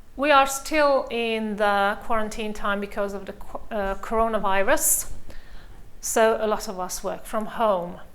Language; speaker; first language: English; non-native, fluent; Hungarian